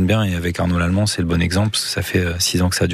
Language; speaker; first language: French; native; French